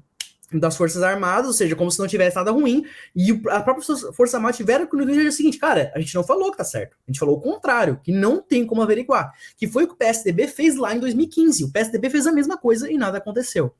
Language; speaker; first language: Portuguese; native; Portuguese